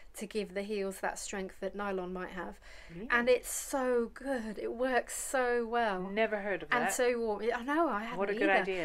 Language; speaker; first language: English; native; English